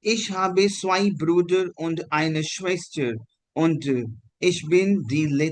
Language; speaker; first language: German; non-native, fluent; Hindi